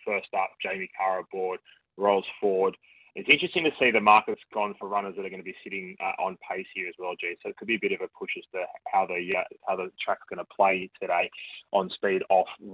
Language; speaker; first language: English; native; English